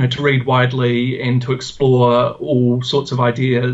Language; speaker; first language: English; native; English